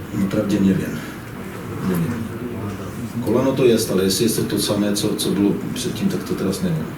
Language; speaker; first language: Polish; non-native, learner; Czech